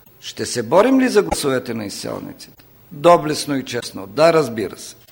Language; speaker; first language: Bulgarian; non-native, local second language; Turkish